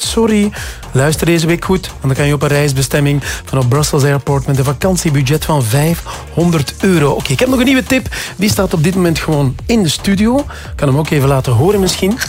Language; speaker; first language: Dutch; native; Dutch